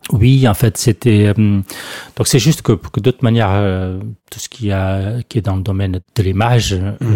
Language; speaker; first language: French; non-native, fluent; Portuguese